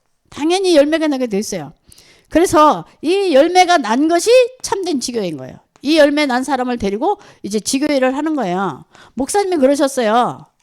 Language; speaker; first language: Korean; native; Korean